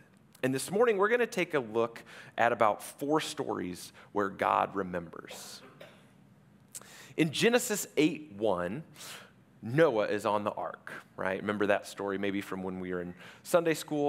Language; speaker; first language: English; native; English